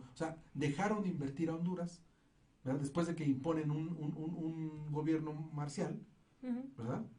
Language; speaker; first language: Spanish; native; Spanish